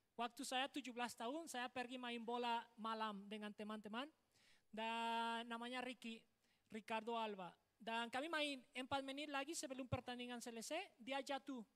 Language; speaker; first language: Indonesian; non-native, fluent; Spanish